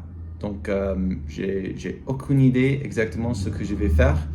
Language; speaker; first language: French; non-native, learner; English